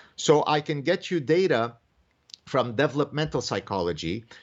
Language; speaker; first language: English; early bilingual, other home language; Arabic